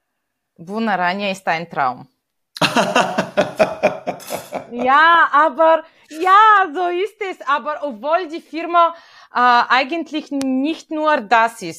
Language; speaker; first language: German; non-native, fluent; Bulgarian